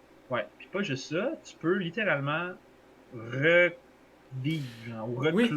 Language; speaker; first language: French; native; French